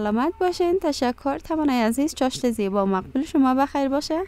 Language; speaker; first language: Persian; native; Persian